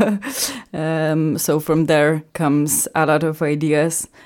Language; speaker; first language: English; non-native, fluent; Slovenian